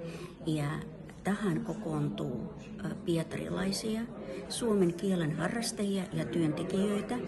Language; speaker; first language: Finnish; non-native, fluent; Russian